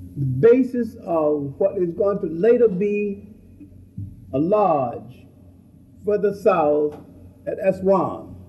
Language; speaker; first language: English; native; English